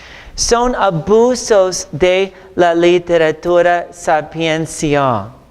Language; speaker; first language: Spanish; non-native, fluent; English